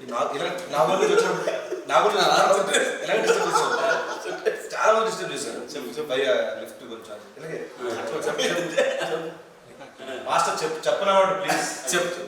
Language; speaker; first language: Telugu; native; Telugu